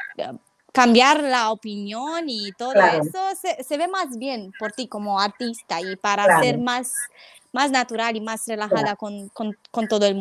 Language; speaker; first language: Spanish; non-native, fluent; Romanian